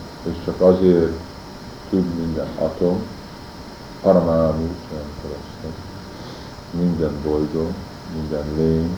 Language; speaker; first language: Hungarian; early bilingual, heritage; Hungarian